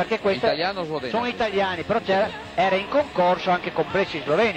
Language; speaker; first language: Italian; native; Italian